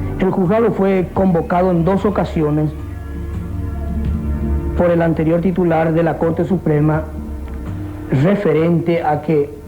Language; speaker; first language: Spanish; native; Spanish